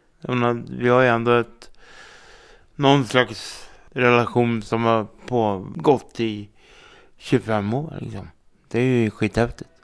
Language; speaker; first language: Swedish; native; Swedish